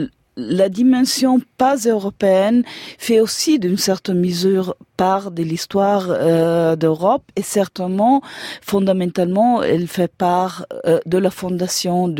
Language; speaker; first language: French; non-native, fluent; German